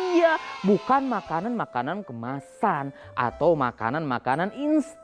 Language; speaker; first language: Indonesian; native; Indonesian